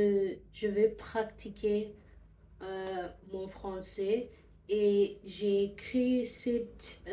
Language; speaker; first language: French; non-native, learner; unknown